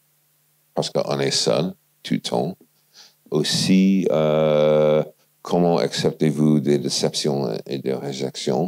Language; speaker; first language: French; non-native, fluent; English